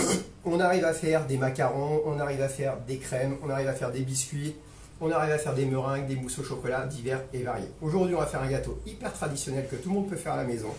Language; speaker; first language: French; native; French